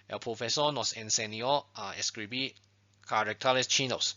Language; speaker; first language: Spanish; non-native, fluent; Chinese